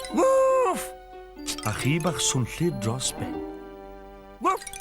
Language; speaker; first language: Welsh; native; Welsh